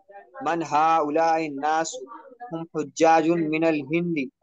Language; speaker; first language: Arabic; non-native, learner; Urdu